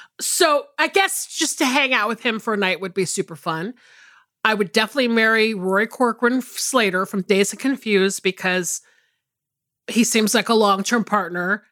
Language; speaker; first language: English; native; English